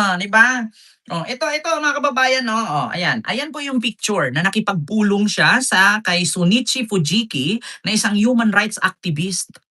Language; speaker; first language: Filipino; non-native, local second language; Cebuano